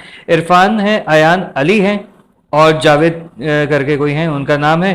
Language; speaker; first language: Urdu; native; Urdu